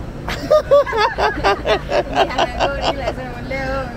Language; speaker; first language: Spanish; native; Spanish